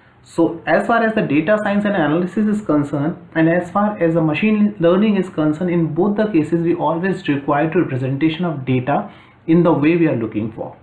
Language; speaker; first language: English; non-native, local second language; Hindi